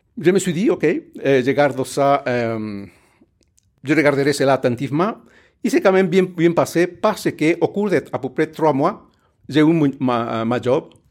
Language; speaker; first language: French; non-native, fluent; Spanish